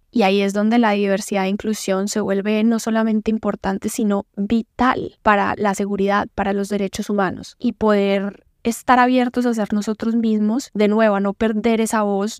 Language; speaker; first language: Spanish; native; Spanish